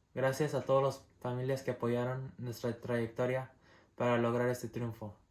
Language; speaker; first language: Spanish; early bilingual, heritage; Spanish